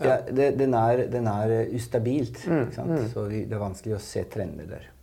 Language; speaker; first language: Norwegian; non-native, fluent; Italian